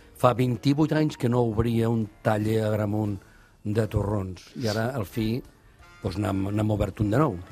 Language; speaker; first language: Catalan; native; Catalan